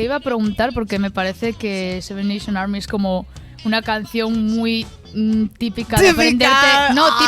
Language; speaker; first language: Spanish; native; Spanish